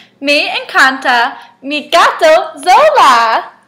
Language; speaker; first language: Spanish; non-native, learner; English